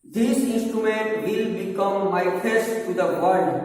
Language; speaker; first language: English; non-native, local second language; Gujarati